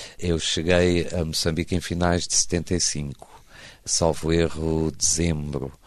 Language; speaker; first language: Portuguese; native; Portuguese